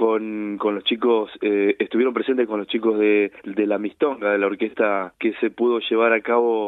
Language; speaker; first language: Spanish; native; Spanish